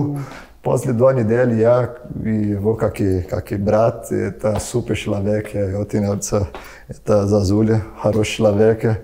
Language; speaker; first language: Russian; non-native, learner; Portuguese